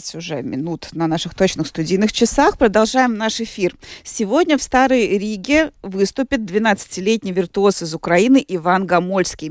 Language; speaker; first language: Russian; native; Russian